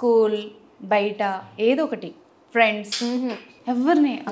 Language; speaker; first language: Telugu; native; Telugu